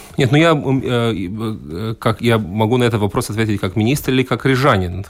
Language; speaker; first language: Russian; non-native, local second language; Latvian